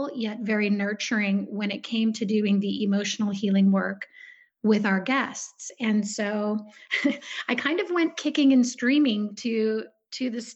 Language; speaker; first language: English; native; English